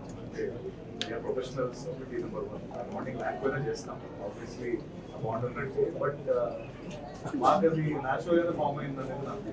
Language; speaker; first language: Telugu; native; Telugu